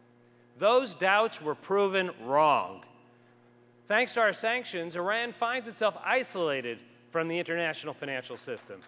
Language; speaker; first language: English; native; English